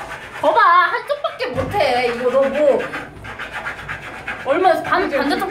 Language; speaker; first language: Korean; native; Korean